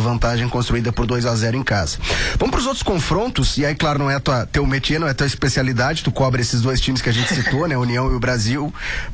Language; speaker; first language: Portuguese; native; Portuguese